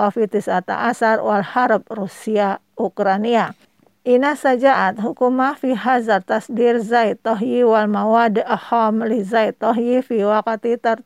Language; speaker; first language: Arabic; non-native, fluent; Indonesian